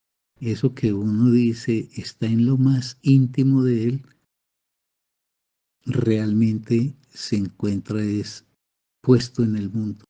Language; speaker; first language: Spanish; native; Spanish